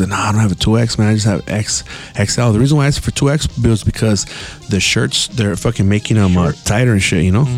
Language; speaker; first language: English; early bilingual, other home language; Spanish